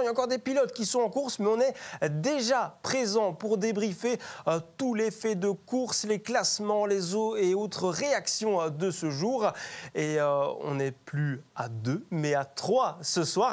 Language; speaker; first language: French; native; French